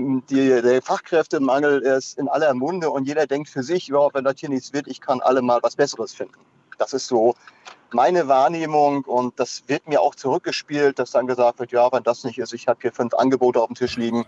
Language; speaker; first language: German; native; German